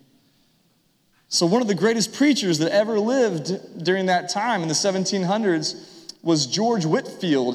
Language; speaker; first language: English; native; English